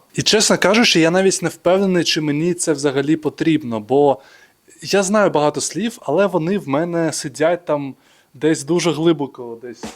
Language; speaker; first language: Ukrainian; non-native, local second language; Russian